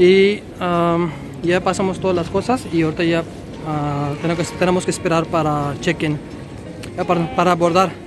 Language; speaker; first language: Spanish; non-native, learner; Urdu